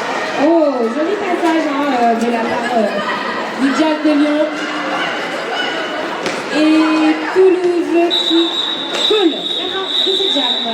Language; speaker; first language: French; native; French